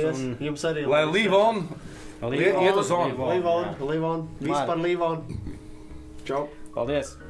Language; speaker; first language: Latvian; non-native, local second language; Russian